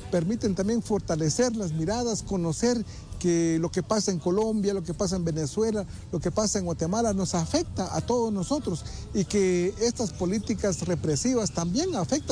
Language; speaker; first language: Spanish; non-native, local second language; Kaqchikel